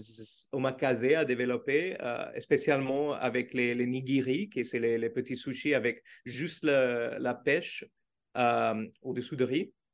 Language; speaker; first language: French; non-native, learner; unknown